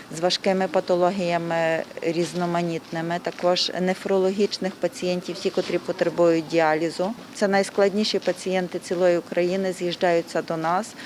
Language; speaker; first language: Ukrainian; native; Ukrainian